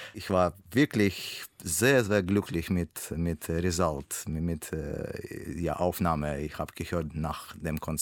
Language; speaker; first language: German; non-native, learner; Russian